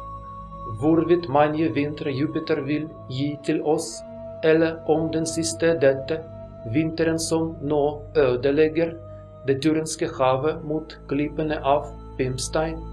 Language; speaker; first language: Norwegian; non-native, learner; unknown